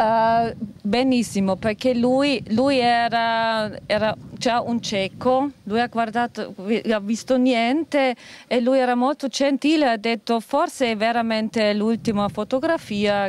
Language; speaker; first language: Italian; non-native, fluent; German